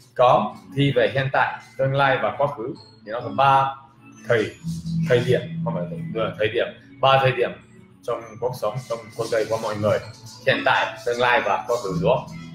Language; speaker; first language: Vietnamese; non-native, fluent; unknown